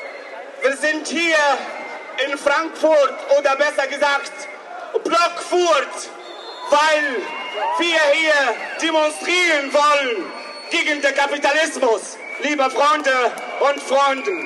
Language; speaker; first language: German; non-native, learner; Arabic